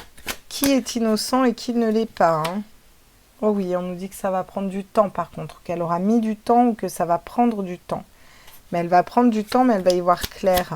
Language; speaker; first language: French; native; French